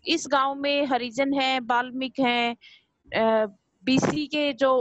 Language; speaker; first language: Hindi; native; Hindi